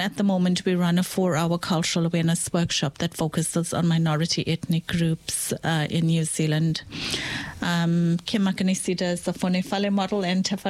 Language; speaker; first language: English; native; English